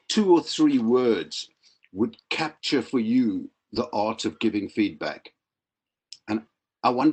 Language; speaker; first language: English; native; English